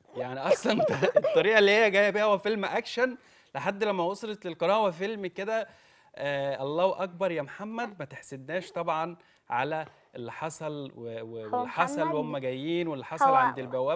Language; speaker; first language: Arabic; native; Arabic